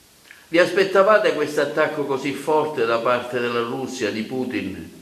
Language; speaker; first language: Italian; native; Italian